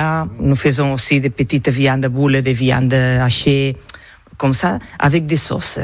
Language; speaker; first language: French; non-native, learner; Catalan